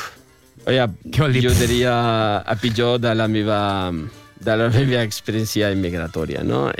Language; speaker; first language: Catalan; non-native, fluent; Arabic